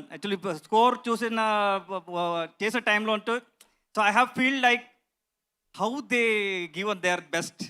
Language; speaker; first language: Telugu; non-native, learner; Kannada